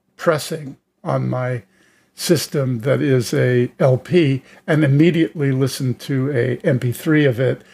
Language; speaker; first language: English; native; English